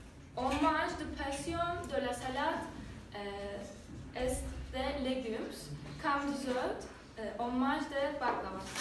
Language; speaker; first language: French; non-native, learner; Turkish